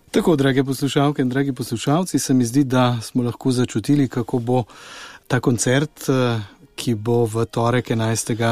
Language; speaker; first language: Slovenian; native; Slovenian